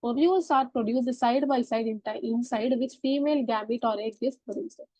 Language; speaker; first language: English; non-native, local second language; Tamil